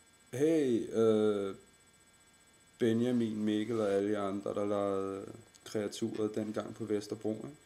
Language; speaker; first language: Danish; native; Danish